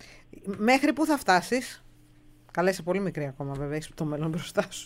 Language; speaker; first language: Greek; native; Greek